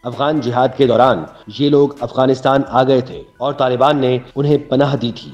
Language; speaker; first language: Urdu; native; Urdu